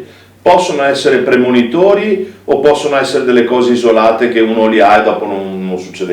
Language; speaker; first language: Italian; native; Italian